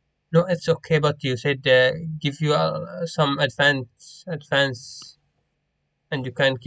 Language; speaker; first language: English; non-native, learner; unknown